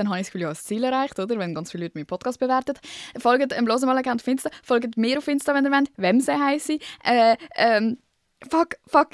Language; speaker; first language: German; native; German